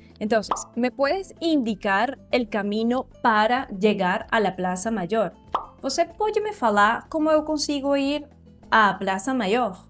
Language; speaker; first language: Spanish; non-native, fluent; Portuguese